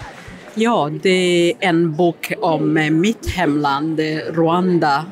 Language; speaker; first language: Swedish; non-native, fluent; Kinyarwanda